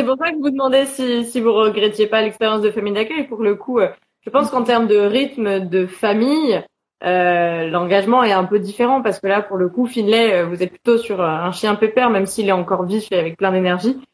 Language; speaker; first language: French; native; French